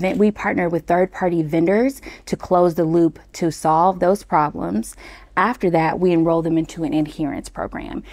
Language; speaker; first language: English; native; English